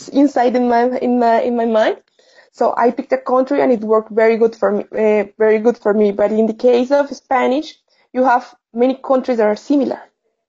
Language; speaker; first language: English; non-native, learner; Spanish